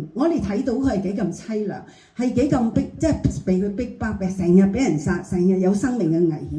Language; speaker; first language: Cantonese; native; Cantonese